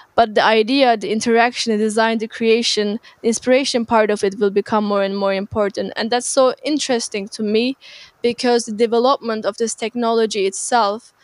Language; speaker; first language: English; non-native, fluent; Turkish